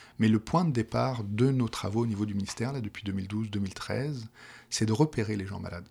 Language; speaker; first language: French; native; French